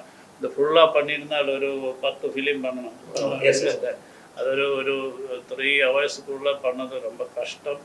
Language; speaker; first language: Tamil; non-native, learner; Malayalam